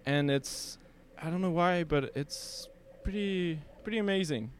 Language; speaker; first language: English; non-native, fluent; French